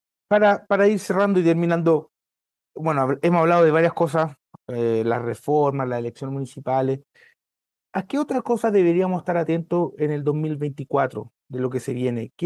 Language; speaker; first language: Spanish; native; Spanish